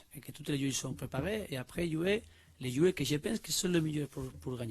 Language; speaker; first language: French; non-native, learner; Spanish